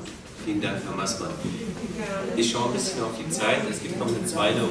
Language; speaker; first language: German; native; German